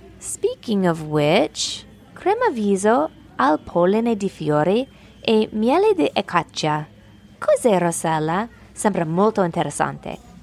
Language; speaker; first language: Italian; non-native, learner; English